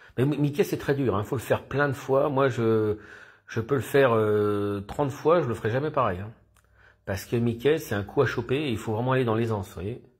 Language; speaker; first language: French; native; French